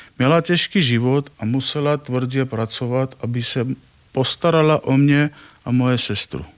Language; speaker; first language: Czech; non-native, fluent; Armenian